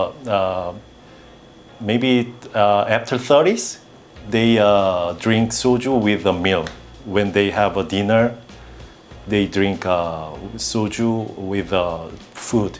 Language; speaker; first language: English; non-native, learner; Korean